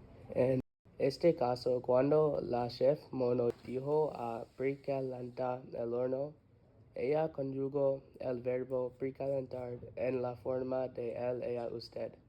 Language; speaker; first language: Spanish; non-native, learner; English